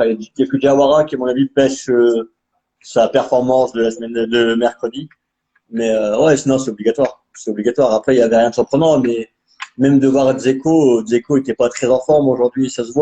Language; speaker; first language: French; native; French